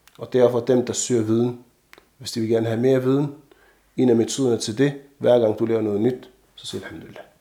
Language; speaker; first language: Danish; non-native, fluent; Arabic